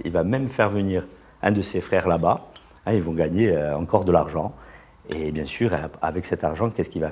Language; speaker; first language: French; native; French